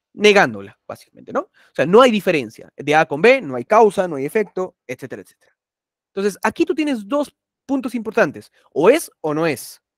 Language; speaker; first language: Spanish; native; Spanish